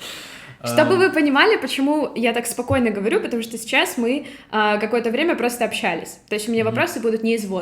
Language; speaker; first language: Russian; native; Russian